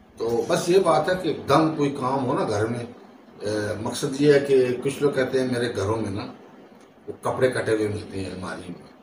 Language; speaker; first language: Urdu; non-native, local second language; Punjabi